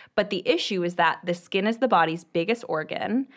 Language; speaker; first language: English; native; English